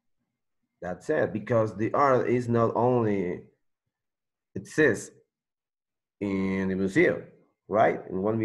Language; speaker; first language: English; non-native, learner; Spanish